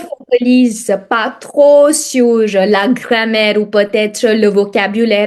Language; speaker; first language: French; non-native, fluent; Hindi